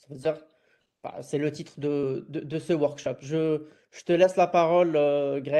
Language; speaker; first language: French; non-native, local second language; Arabic